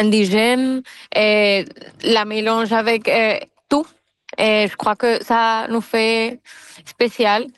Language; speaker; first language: French; non-native, fluent; Spanish